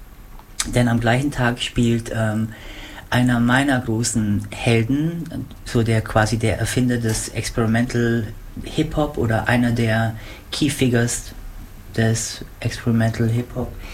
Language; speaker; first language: German; native; German